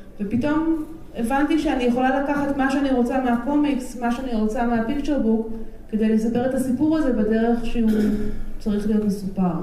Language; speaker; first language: Hebrew; native; Hebrew